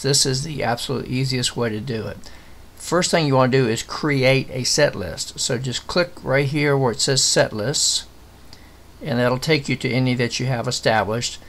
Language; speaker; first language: English; native; English